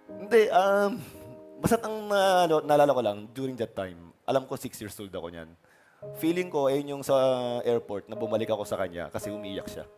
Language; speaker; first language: Filipino; native; Filipino